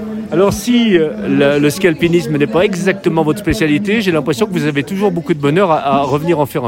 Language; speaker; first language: French; native; French